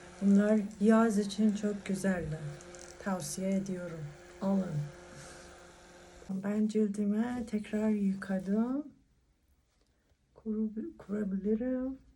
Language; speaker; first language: Turkish; non-native, learner; Persian